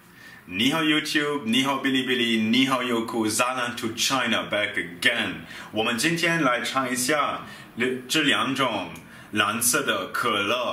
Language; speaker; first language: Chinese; non-native, fluent; German